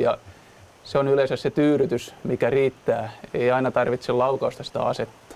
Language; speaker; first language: Finnish; native; Finnish